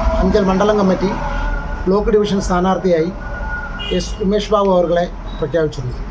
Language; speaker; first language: Malayalam; native; Malayalam